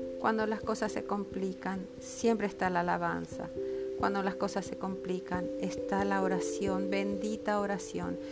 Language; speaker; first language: Spanish; native; Spanish